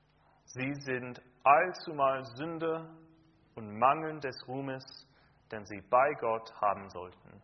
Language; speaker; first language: German; non-native, fluent; English